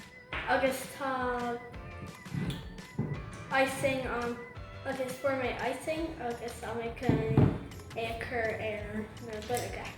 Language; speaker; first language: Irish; non-native, local second language; English